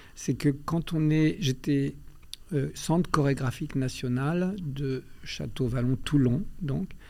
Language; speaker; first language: French; native; French